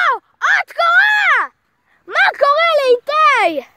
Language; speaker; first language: Hebrew; native; Hebrew